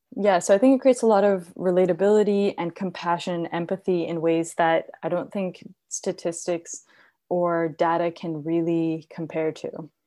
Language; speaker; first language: English; non-native, local second language; Hindi